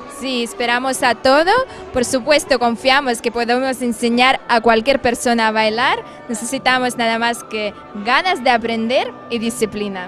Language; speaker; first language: Spanish; non-native, fluent; Russian